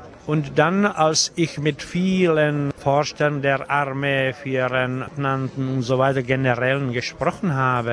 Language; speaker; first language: German; non-native, fluent; Czech